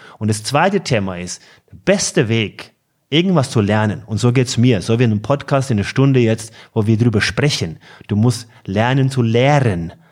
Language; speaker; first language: German; non-native, fluent; Norwegian